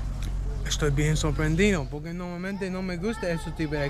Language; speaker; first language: Spanish; non-native, fluent; English